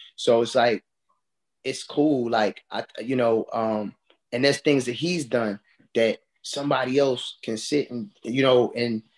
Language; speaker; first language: English; native; English